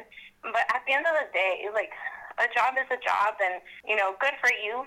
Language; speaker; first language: English; native; English